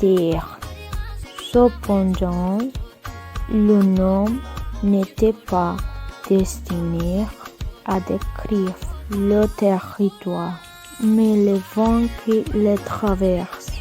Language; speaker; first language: French; non-native, learner; Spanish